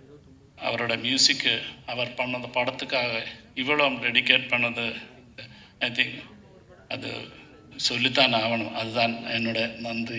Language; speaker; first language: Tamil; non-native, learner; Malayalam